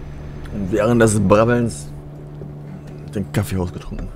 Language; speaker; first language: German; native; German